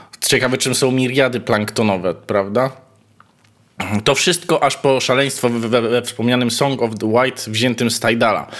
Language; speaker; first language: Polish; native; Polish